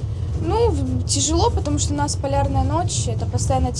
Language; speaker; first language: Russian; native; Russian